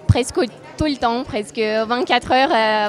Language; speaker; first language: French; non-native, fluent; Russian